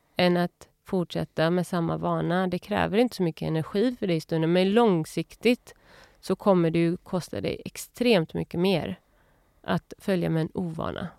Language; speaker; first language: Swedish; early bilingual, other home language; Urdu